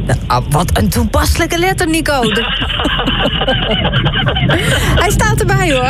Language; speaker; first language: Dutch; native; Dutch